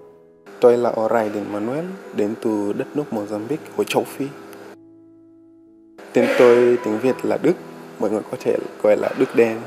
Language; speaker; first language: Vietnamese; non-native, fluent; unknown